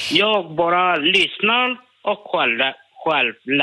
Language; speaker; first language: Swedish; non-native, learner; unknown